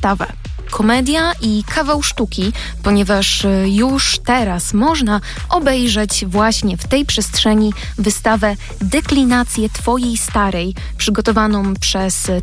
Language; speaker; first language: Polish; native; Polish